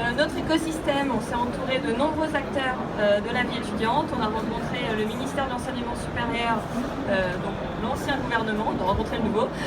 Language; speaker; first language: French; native; French